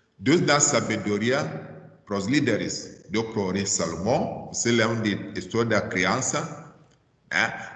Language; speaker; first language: Portuguese; non-native, fluent; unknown